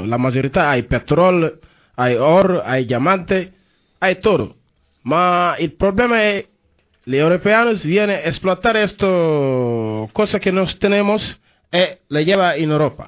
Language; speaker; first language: Spanish; non-native, learner; Wolof